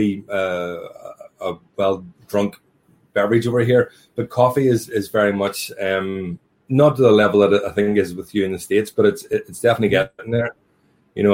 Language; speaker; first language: English; native; English